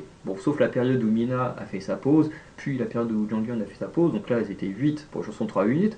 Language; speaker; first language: French; native; French